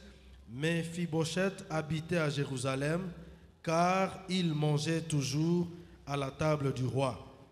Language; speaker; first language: French; non-native, local second language; Lingala